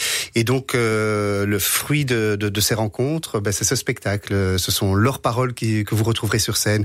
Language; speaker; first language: French; native; French